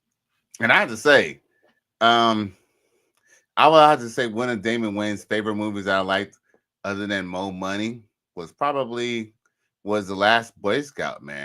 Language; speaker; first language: English; native; English